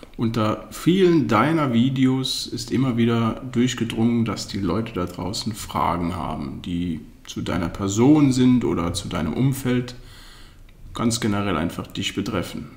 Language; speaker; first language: German; native; German